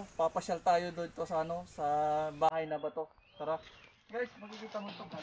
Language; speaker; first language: Filipino; non-native, local second language; Iloko